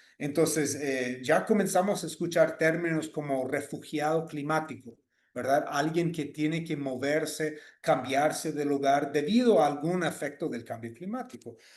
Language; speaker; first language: Spanish; non-native, fluent; English